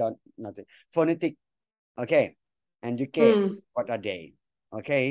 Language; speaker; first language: English; non-native, fluent; Thai